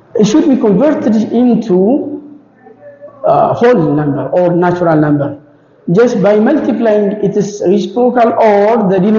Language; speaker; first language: English; non-native, local second language; Amharic